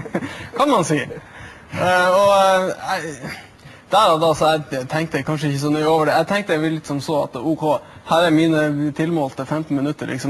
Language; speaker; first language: Norwegian; native; Norwegian